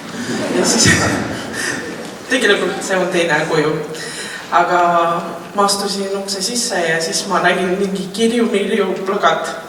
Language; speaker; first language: Estonian; non-native, local second language; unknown